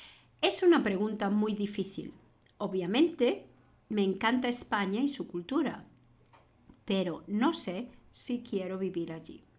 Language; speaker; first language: Spanish; non-native, fluent; English